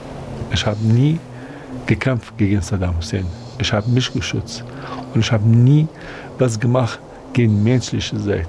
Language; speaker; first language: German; non-native, learner; Kurdish